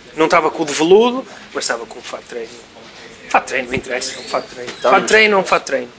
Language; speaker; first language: Portuguese; native; Portuguese